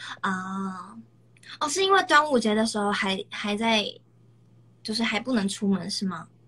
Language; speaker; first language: Chinese; native; Chinese